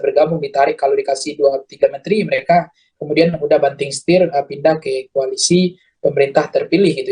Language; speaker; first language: Indonesian; native; Indonesian